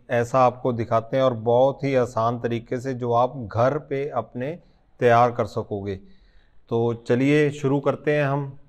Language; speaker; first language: Hindi; non-native, local second language; Punjabi